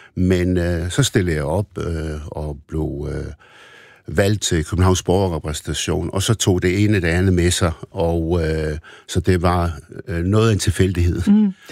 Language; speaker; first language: Danish; early bilingual, other home language; Arabic